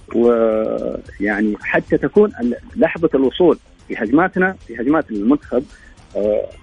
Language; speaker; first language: Arabic; native; Arabic